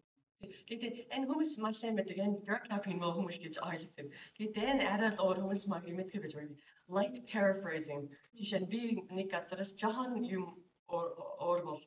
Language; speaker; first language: Mongolian; non-native, fluent; English